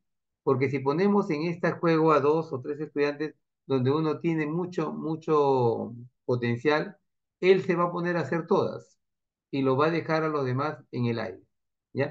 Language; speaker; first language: Spanish; native; Spanish